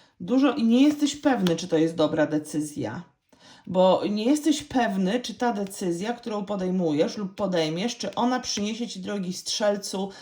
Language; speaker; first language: Polish; native; Polish